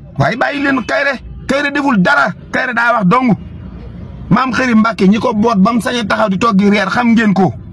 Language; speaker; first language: Wolof; native; Wolof